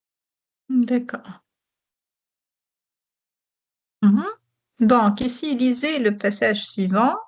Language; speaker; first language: French; non-native, local second language; Arabic